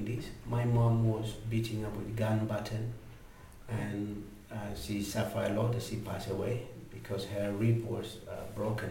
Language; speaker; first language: English; non-native, learner; Indonesian